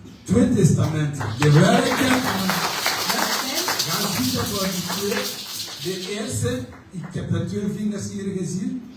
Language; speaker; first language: Dutch; non-native, learner; French